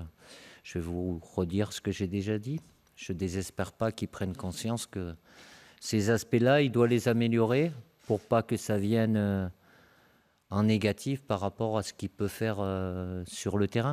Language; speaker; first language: French; native; French